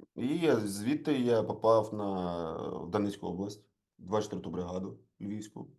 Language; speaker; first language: Ukrainian; non-native, local second language; Russian